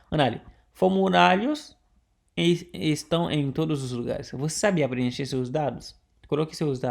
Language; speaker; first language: Portuguese; non-native, local second language; Haitian Creole